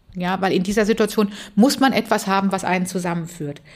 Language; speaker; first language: German; native; German